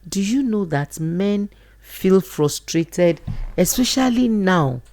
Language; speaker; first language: English; non-native, local second language; Yoruba